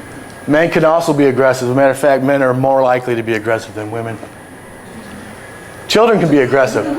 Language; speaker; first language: English; native; English